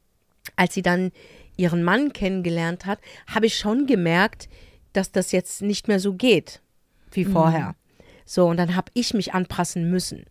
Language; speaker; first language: German; native; German